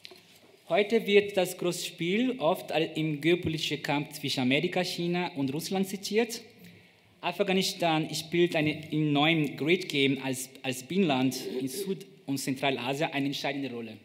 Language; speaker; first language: German; non-native, fluent; Portuguese